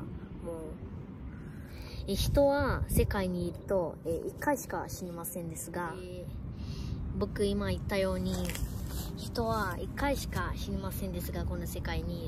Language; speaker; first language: Japanese; early bilingual, other home language; Portuguese